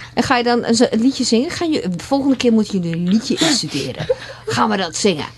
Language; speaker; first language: Dutch; native; Dutch